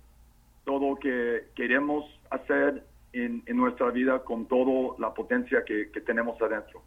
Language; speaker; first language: Spanish; non-native, fluent; English